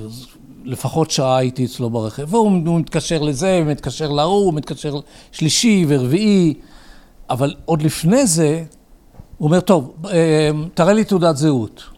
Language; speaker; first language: Hebrew; early bilingual, other home language; English